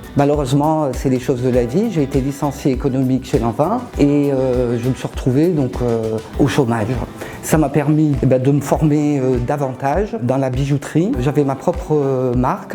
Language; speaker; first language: French; non-native, local second language; Arabic